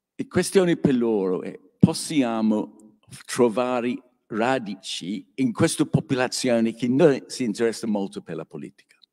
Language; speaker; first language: Italian; non-native, learner; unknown